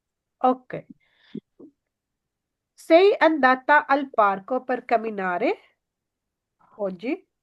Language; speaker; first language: Italian; non-native, learner; Urdu